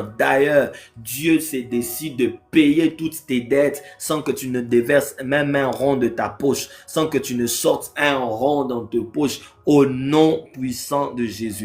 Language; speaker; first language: French; non-native, local second language; Lingala